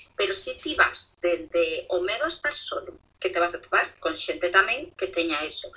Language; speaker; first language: Galician; non-native, local second language; Spanish